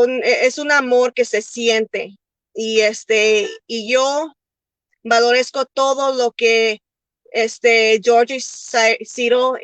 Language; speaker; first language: Spanish; early bilingual, heritage; Spanish